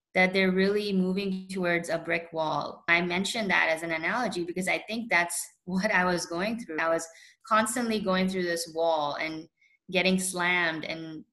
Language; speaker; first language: English; early bilingual, other home language; Urdu